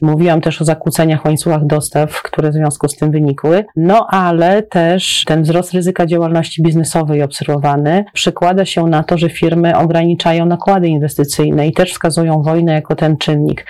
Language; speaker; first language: Polish; native; Polish